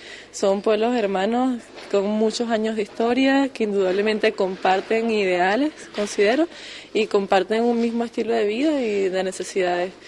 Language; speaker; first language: Spanish; native; Spanish